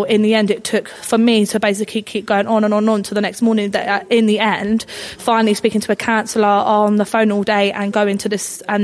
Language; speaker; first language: English; native; English